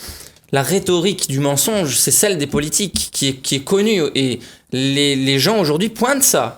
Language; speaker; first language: French; native; French